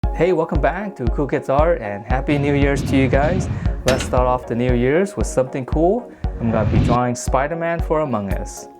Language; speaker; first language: English; native; English